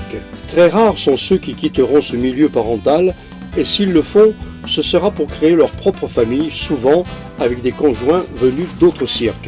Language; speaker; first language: French; native; French